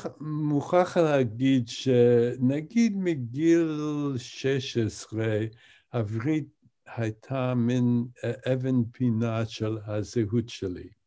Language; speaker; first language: Hebrew; non-native, fluent; English